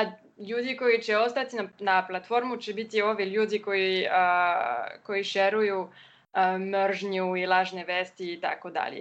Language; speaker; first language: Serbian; non-native, learner; French